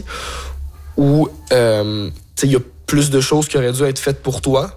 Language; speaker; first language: French; native; French